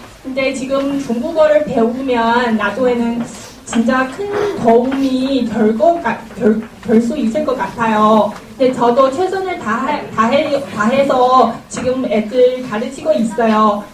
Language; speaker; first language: Korean; non-native, learner; Chinese